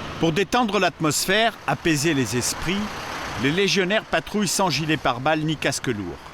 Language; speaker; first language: French; native; French